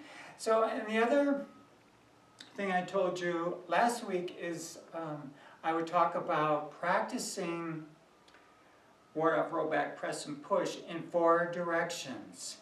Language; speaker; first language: English; native; English